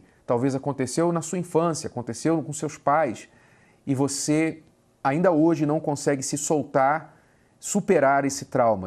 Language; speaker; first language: Portuguese; native; Portuguese